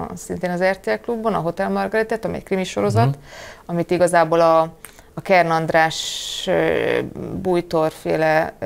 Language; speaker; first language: Hungarian; non-native, fluent; English